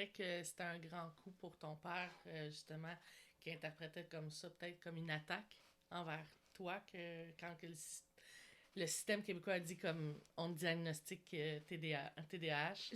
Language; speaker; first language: French; native; French